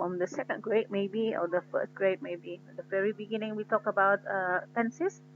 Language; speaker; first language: English; non-native, fluent; Indonesian